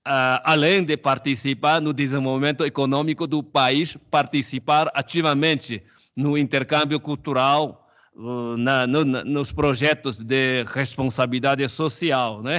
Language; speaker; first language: Portuguese; non-native, fluent; Chinese